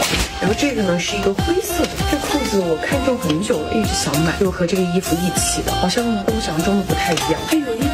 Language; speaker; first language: Chinese; native; Chinese